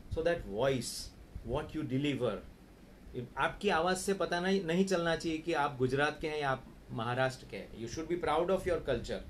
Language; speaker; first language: Hindi; non-native, local second language; Gujarati